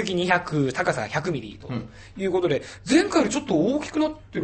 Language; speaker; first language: Japanese; native; Japanese